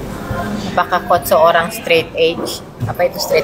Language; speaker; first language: Indonesian; native; Indonesian